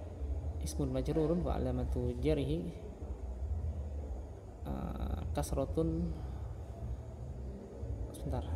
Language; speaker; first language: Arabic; non-native, fluent; Indonesian